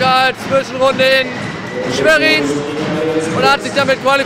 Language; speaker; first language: German; native; German